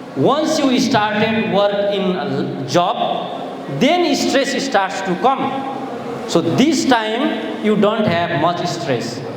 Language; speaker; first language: English; non-native, local second language; Nepali